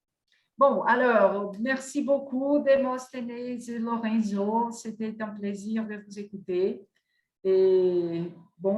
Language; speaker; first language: French; non-native, fluent; Portuguese